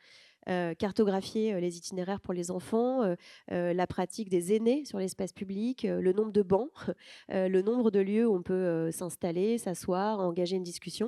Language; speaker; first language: French; native; French